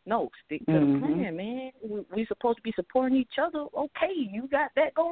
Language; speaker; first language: English; native; English